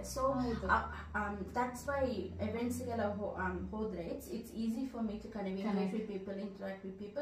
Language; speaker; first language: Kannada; early bilingual, heritage; Kannada